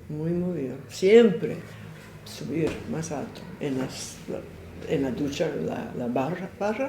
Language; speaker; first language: Spanish; non-native, fluent; English